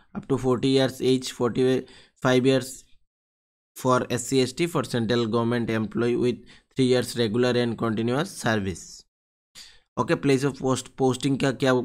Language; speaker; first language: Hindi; non-native, local second language; Bangla